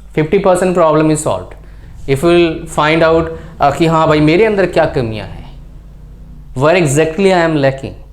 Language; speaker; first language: Hindi; native; Hindi